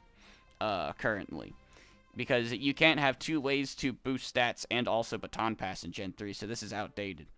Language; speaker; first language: English; native; English